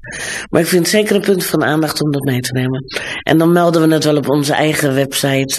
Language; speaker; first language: Dutch; native; Dutch